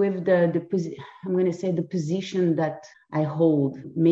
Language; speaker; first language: English; non-native, fluent; French